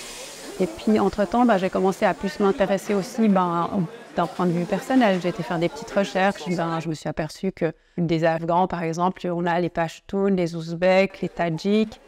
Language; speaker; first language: French; native; French